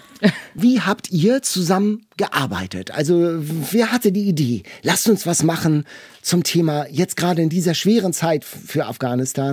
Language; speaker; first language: German; native; German